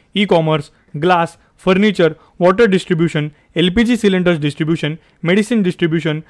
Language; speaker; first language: Hindi; non-native, local second language; Marathi